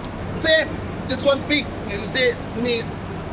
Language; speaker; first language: English; non-native, learner; Thai